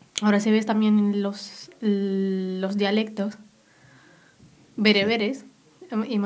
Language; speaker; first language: Spanish; non-native, local second language; Berber languages